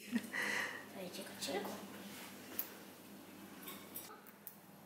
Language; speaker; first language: Russian; early bilingual, heritage; Russian